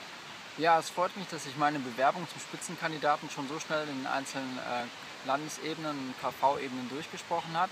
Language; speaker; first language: German; native; German